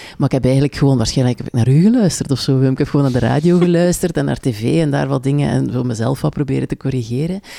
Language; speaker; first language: Dutch; native; Dutch